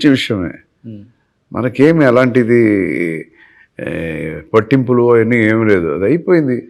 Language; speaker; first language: Telugu; native; Telugu